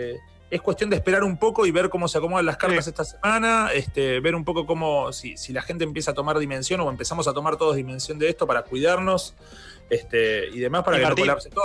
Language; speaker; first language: Spanish; native; Spanish